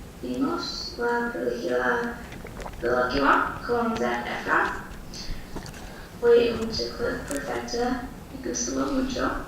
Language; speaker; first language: Spanish; non-native, learner; English